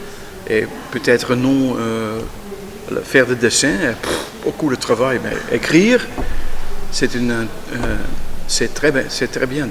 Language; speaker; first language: French; non-native, learner; Dutch